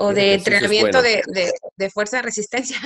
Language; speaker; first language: Spanish; native; Spanish